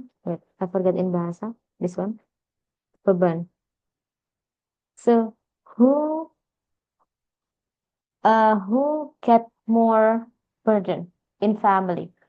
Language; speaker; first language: English; non-native, fluent; Indonesian